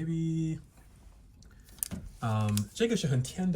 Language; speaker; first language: Chinese; non-native, learner; English